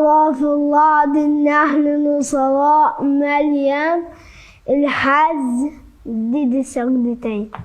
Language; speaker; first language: Arabic; native; Arabic